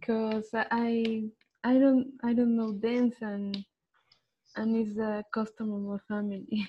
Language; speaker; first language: English; non-native, learner; Spanish